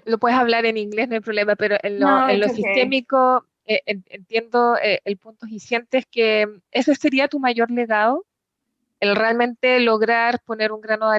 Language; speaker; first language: Spanish; native; Spanish